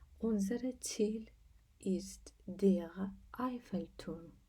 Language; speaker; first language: German; non-native, fluent; Ukrainian